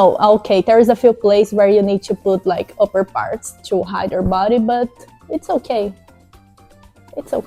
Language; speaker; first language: English; non-native, fluent; Portuguese